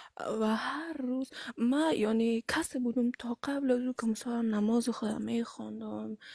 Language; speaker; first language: Persian; early bilingual, heritage; Persian